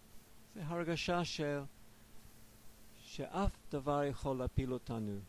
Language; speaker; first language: Hebrew; non-native, fluent; English